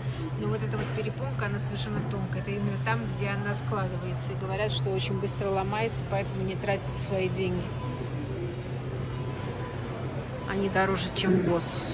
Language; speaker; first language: Russian; native; Russian